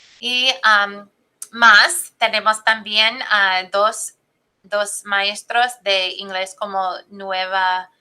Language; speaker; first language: Spanish; non-native, fluent; English